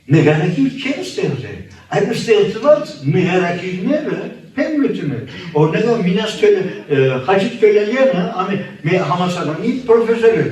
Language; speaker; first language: Armenian; early bilingual, heritage; Armenian